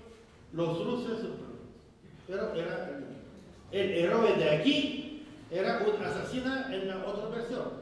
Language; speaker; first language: Spanish; non-native, fluent; French